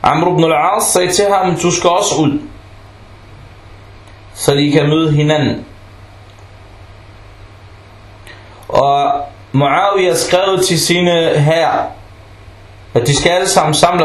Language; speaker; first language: Danish; non-native, local second language; Arabic